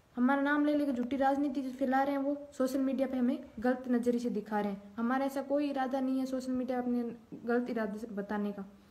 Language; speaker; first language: Hindi; native; Hindi